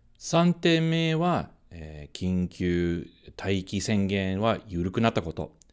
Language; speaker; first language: Japanese; non-native, fluent; English